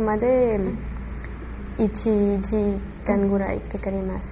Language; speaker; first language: Japanese; non-native, learner; Spanish